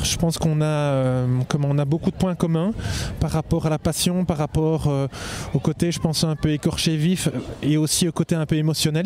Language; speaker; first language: French; native; French